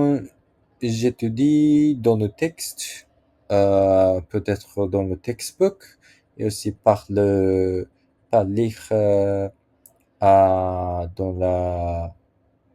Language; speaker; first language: French; non-native, learner; Japanese